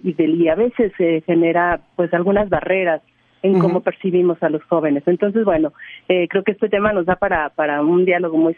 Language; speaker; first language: Spanish; native; Spanish